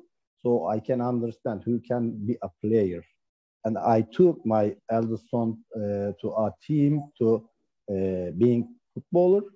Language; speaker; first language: English; non-native, learner; Turkish